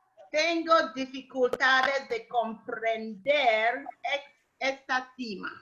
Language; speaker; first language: Spanish; non-native, learner; English